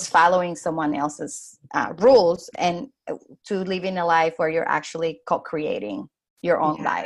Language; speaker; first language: English; non-native, fluent; Spanish